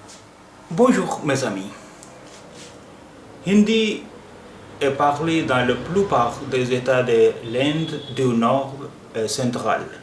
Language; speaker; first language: French; non-native, fluent; Hindi